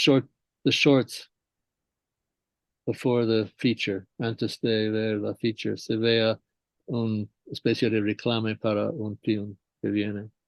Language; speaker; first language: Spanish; non-native, fluent; English